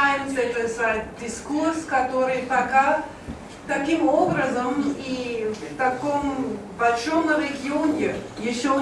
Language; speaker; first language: Russian; non-native, learner; German